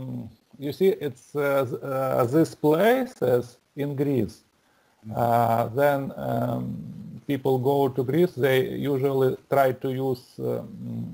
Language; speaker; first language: English; non-native, learner; Russian